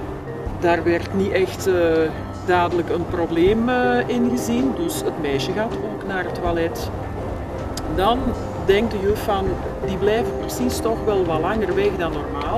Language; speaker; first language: Dutch; native; Dutch